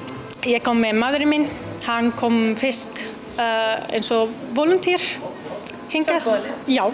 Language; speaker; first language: Icelandic; non-native, learner; Italian